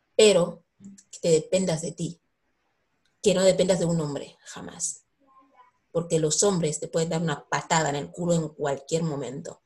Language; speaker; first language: Spanish; non-native, local second language; Fang